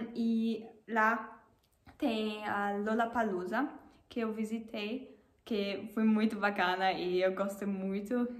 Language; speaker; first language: Portuguese; non-native, learner; German